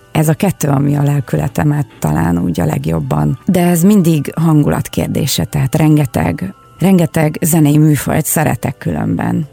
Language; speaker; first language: Hungarian; non-native, fluent; Russian